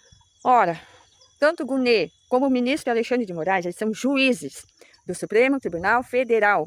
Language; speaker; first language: Portuguese; native; Portuguese